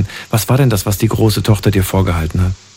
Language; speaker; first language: German; native; German